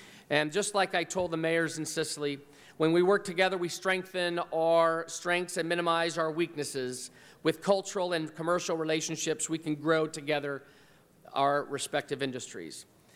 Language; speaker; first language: English; early bilingual, other home language; Italian